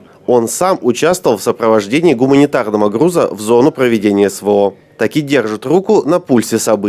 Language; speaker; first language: Russian; native; Russian